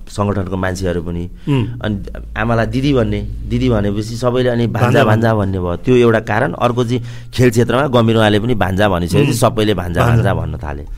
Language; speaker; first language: Nepali; native; Nepali